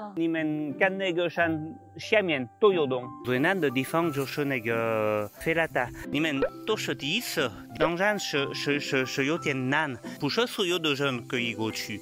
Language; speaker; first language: Chinese; non-native, learner; French